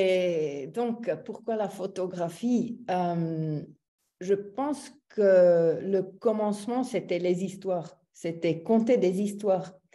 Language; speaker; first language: French; non-native, local second language; German